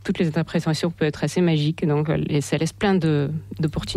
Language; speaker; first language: French; non-native, fluent; Russian